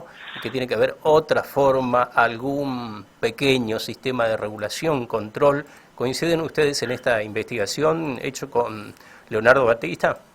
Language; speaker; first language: Spanish; native; Spanish